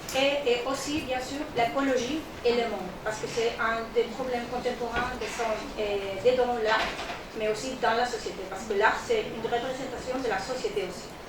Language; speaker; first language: French; non-native, learner; Spanish